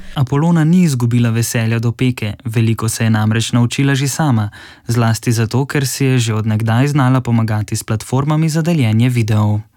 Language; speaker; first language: Slovenian; native; Slovenian